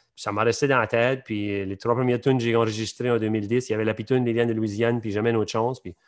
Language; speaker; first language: French; native; French